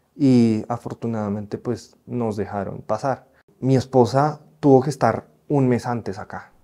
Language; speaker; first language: Spanish; native; Spanish